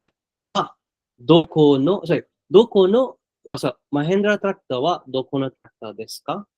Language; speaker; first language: Japanese; non-native, learner; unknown